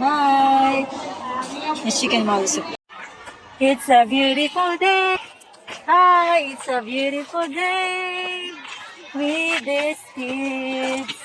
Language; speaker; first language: English; non-native, local second language; Filipino